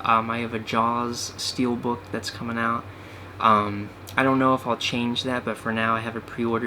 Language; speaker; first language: English; native; English